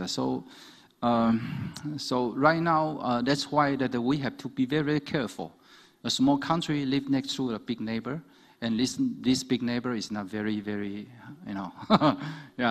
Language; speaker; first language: English; non-native, fluent; Chinese